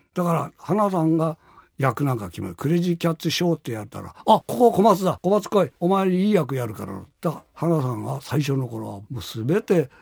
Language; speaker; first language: Japanese; native; Japanese